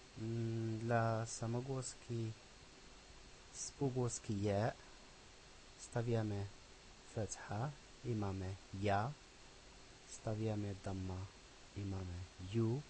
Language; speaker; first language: Polish; non-native, learner; Arabic